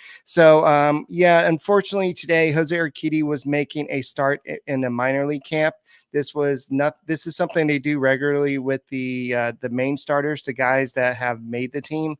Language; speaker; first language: English; native; English